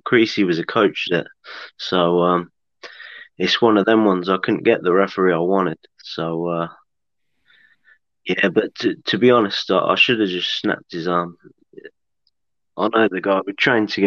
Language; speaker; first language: English; native; English